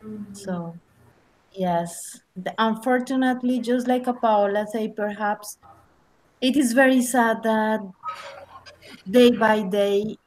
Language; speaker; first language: English; non-native, learner; Spanish